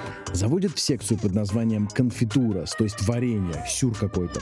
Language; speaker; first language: Russian; native; Russian